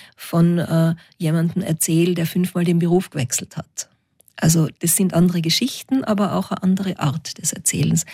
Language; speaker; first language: German; native; German